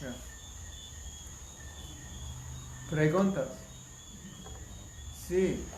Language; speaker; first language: Spanish; non-native, learner; English